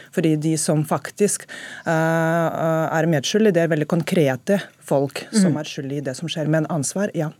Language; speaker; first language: Norwegian; non-native, fluent; Russian